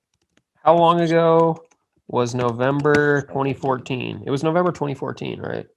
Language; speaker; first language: English; native; English